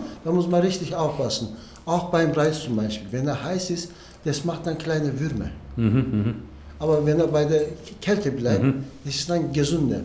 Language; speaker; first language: German; non-native, learner; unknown